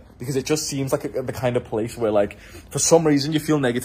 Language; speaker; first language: English; native; English